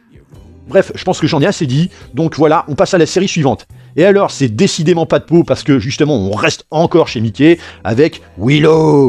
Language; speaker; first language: French; native; French